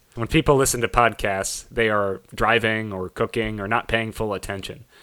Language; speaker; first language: English; native; English